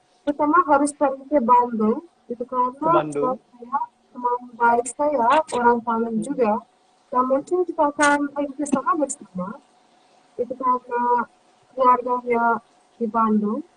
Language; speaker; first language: Indonesian; non-native, learner; Turkish